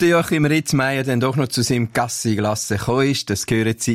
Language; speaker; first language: German; native; German